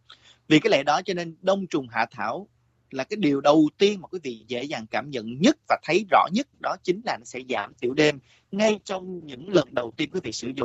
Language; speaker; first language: Vietnamese; native; Vietnamese